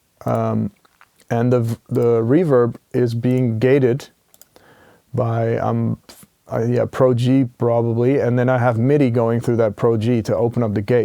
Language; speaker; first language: English; non-native, fluent; Dutch